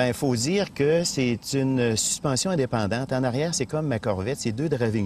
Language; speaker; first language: French; native; French